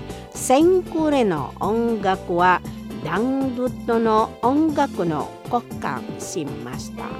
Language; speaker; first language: Japanese; non-native, fluent; Indonesian